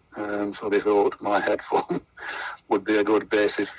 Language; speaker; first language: English; native; English